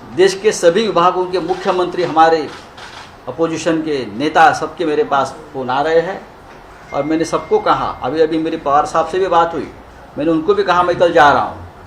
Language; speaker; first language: Hindi; non-native, local second language; Marathi